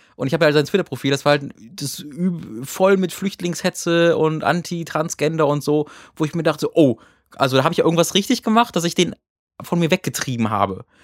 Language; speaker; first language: German; native; German